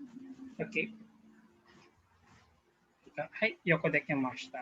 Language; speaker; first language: Japanese; non-native, fluent; Filipino